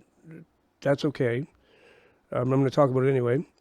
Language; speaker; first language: English; native; English